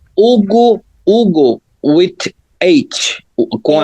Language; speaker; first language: English; non-native, learner; Portuguese